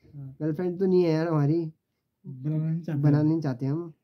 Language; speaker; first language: Hindi; native; Hindi